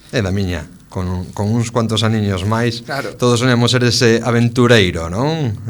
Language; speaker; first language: Galician; non-native, local second language; Spanish